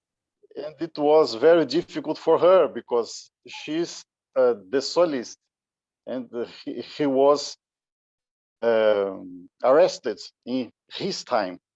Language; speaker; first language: English; non-native, learner; Portuguese